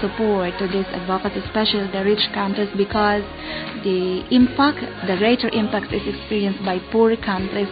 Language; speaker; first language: English; non-native, local second language; Bikol